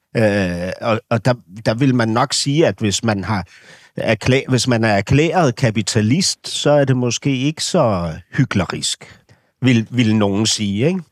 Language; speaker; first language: Danish; native; Danish